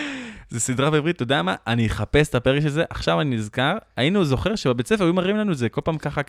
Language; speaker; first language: Hebrew; native; Hebrew